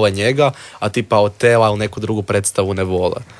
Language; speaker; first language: Serbian; native; Serbian